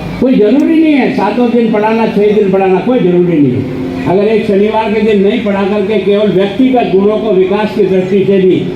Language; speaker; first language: Hindi; native; Hindi